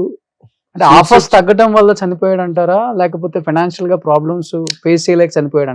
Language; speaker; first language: Telugu; native; Telugu